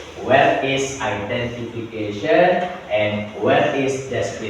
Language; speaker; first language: English; non-native, learner; Indonesian